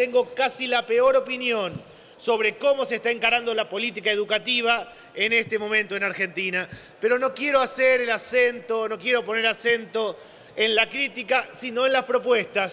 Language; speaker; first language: Spanish; native; Spanish